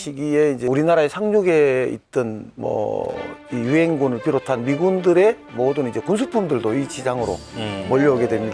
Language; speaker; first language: Korean; native; Korean